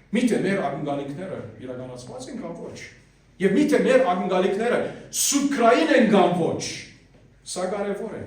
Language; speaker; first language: Armenian; early bilingual, heritage; Armenian